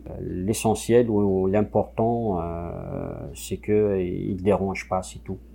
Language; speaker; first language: French; non-native, local second language; Kabyle